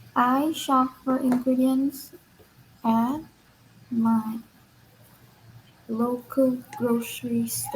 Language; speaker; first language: English; non-native, learner; Vietnamese